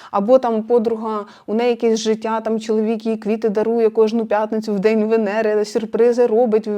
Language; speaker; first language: Ukrainian; non-native, local second language; Russian